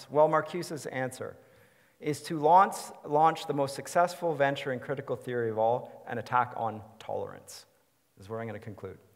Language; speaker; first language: English; native; English